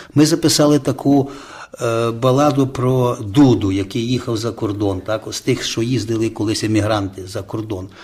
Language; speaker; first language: Ukrainian; native; Ukrainian